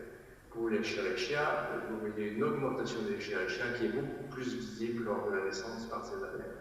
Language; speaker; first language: French; native; French